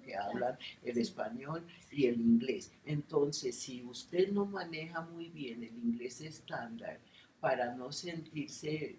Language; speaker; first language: Spanish; non-native, local second language; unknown